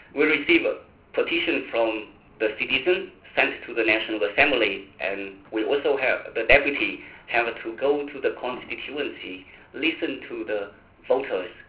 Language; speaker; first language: English; non-native, fluent; Vietnamese